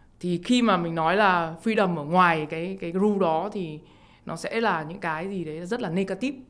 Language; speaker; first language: Vietnamese; native; Vietnamese